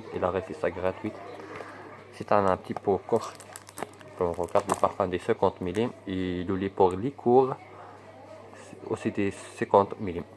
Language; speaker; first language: French; non-native, learner; Arabic